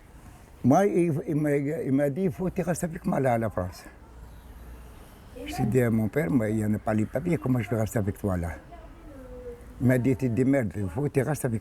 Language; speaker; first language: French; non-native, learner; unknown